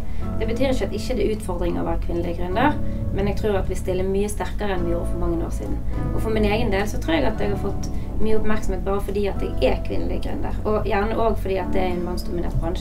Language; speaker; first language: Norwegian; native; Norwegian